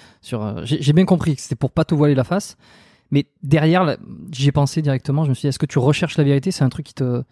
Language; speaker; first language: French; native; French